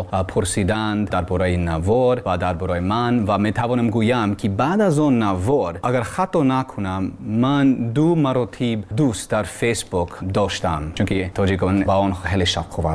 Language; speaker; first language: Persian; non-native, learner; English